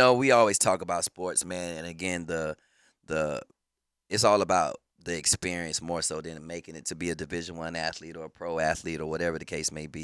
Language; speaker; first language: English; native; English